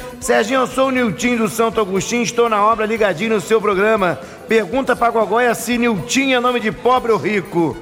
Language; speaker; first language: Portuguese; native; Portuguese